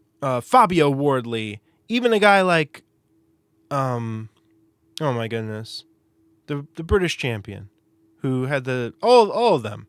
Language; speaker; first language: English; native; English